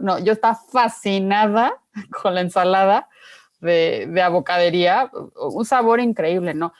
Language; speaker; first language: Spanish; native; Spanish